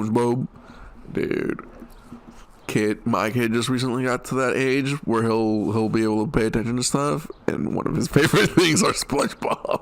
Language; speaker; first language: English; native; English